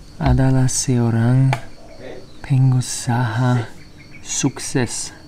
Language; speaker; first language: Indonesian; non-native, learner; German